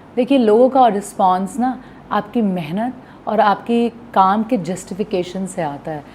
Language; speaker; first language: Hindi; non-native, local second language; Bhojpuri